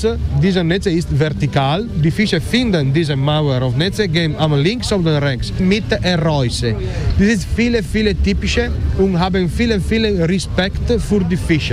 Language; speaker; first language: German; non-native, learner; Italian